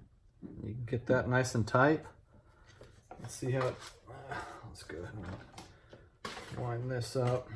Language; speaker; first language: English; native; English